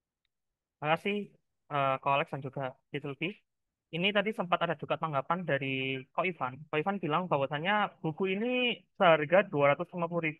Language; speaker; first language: Indonesian; native; Indonesian